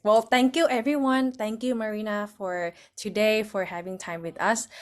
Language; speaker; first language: English; non-native, fluent; Thai